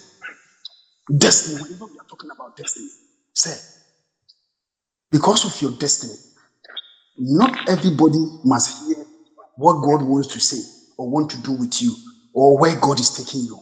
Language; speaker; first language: English; non-native, local second language; Akan